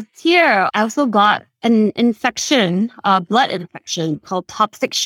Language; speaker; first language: English; non-native, local second language; Cantonese